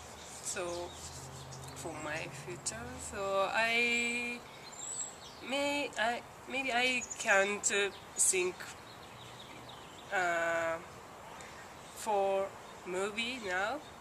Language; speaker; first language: English; non-native, learner; Japanese